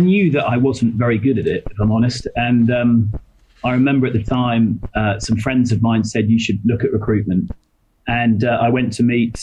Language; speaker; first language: English; native; English